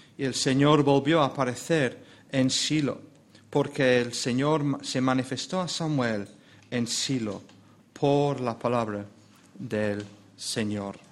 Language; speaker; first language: Spanish; non-native, fluent; English